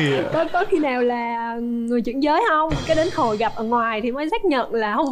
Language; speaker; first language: Vietnamese; native; Vietnamese